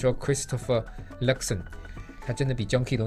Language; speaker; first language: Chinese; native; Chinese